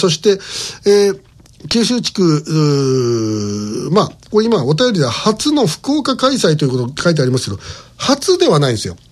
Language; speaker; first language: Japanese; native; Japanese